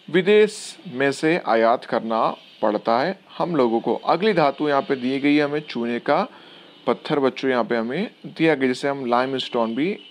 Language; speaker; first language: Hindi; non-native, local second language; Gujarati